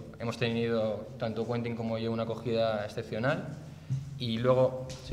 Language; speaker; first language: Spanish; native; Spanish